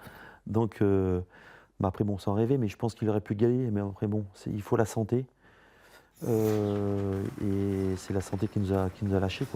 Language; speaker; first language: French; native; French